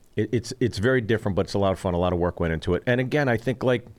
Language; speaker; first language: English; early bilingual, other home language; Korean